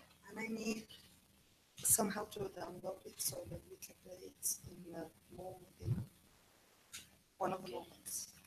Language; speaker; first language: English; non-native, fluent; Spanish